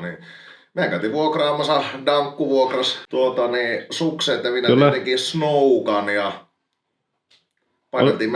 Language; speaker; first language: Finnish; native; Finnish